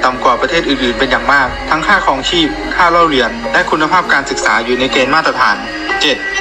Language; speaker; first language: Thai; native; Thai